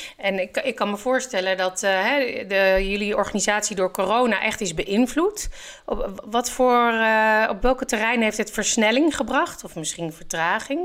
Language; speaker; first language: Dutch; native; Dutch